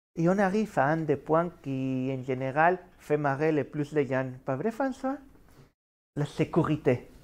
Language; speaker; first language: French; non-native, fluent; Spanish